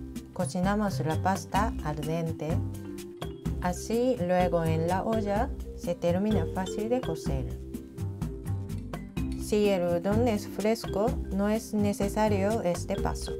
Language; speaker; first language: Spanish; non-native, fluent; Japanese